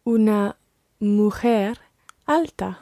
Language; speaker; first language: Spanish; non-native, learner; English